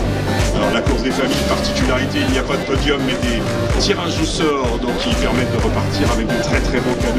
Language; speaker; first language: French; native; French